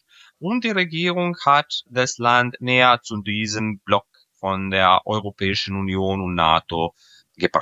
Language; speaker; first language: German; non-native, fluent; Serbian